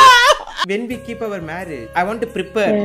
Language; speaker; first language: English; non-native, learner; Tamil